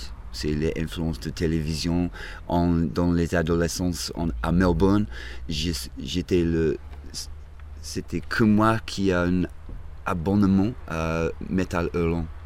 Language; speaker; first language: French; non-native, fluent; English